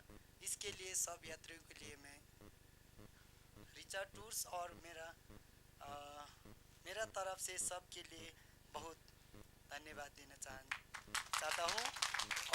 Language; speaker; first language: Hindi; non-native, fluent; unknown